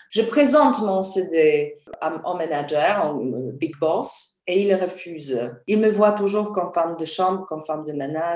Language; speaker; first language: French; non-native, fluent; Polish